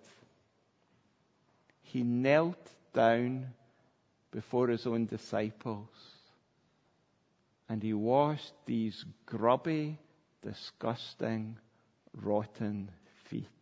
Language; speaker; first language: English; native; English